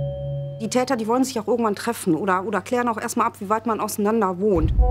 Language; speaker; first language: German; native; German